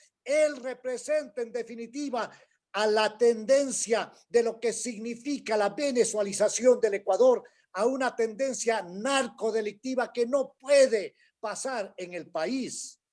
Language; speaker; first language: Spanish; native; Spanish